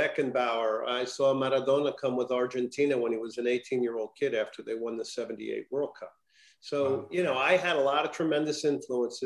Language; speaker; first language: English; native; English